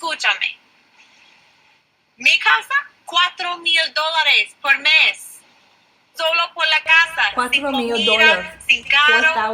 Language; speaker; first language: Spanish; non-native, learner; English